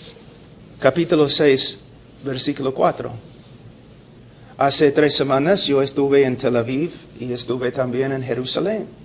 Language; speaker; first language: Spanish; non-native, fluent; English